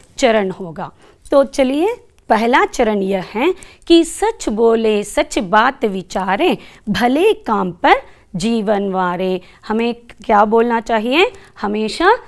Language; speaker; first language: Hindi; non-native, local second language; Kannada